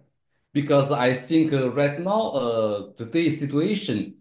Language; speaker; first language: English; non-native, learner; Chinese